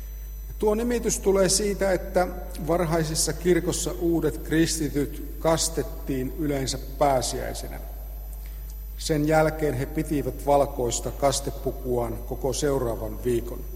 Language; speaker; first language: Finnish; native; Finnish